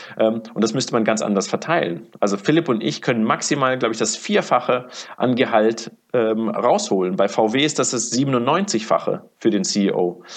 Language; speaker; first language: German; early bilingual, other home language; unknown